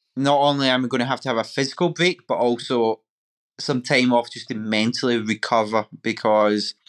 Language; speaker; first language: English; native; English